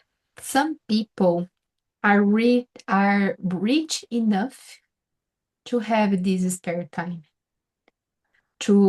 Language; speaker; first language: English; non-native, fluent; Portuguese